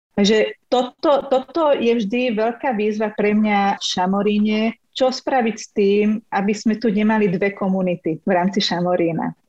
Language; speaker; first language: Slovak; non-native, local second language; Hungarian